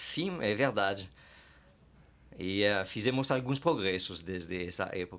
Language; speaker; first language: Portuguese; non-native, fluent; French